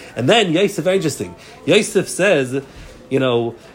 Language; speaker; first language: English; native; English